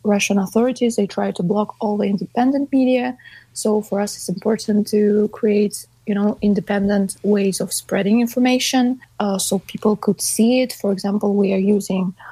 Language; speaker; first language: English; non-native, fluent; Russian